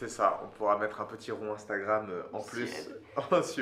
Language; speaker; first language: French; native; French